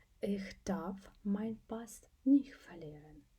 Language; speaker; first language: German; non-native, fluent; Ukrainian